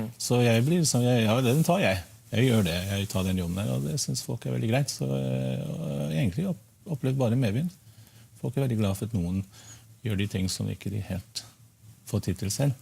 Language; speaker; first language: Norwegian; early bilingual, heritage; Norwegian